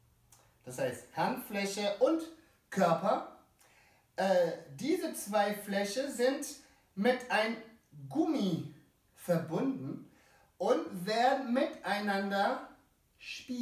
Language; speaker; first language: German; non-native, fluent; French